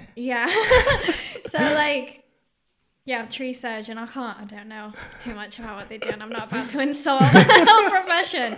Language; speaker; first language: English; early bilingual, other home language; Greek